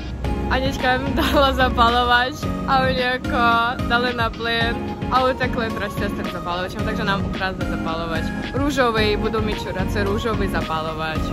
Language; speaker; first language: Czech; non-native, fluent; Ukrainian